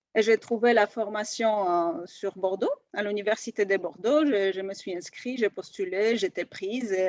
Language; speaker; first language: French; non-native, fluent; Polish